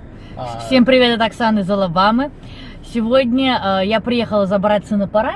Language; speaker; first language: Russian; native; Russian